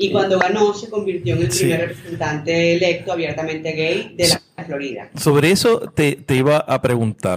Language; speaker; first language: Spanish; non-native, learner; English